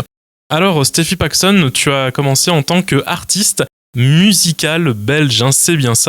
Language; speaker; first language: French; native; French